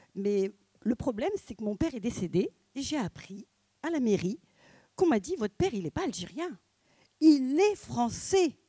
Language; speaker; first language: French; native; French